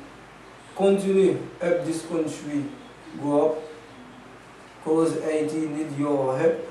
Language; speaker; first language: English; non-native, learner; Haitian Creole